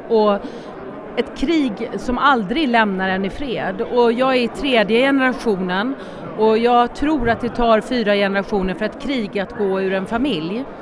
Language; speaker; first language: Swedish; native; Swedish